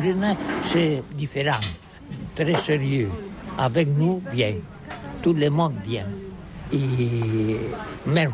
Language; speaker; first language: French; non-native, learner; Catalan